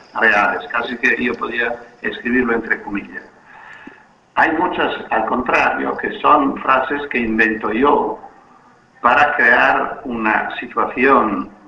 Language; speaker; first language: Spanish; non-native, fluent; Italian